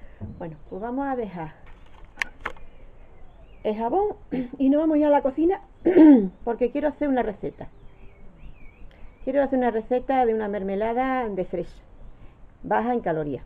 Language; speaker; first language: Spanish; native; Spanish